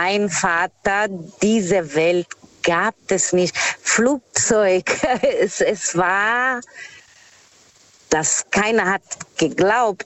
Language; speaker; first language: German; non-native, learner; Portuguese